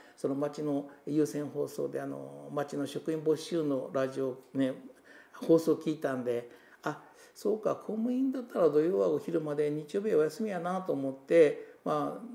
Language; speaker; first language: Japanese; native; Japanese